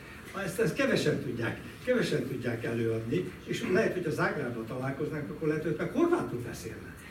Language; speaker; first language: Hungarian; native; Hungarian